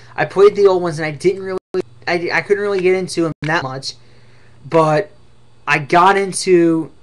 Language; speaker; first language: English; native; English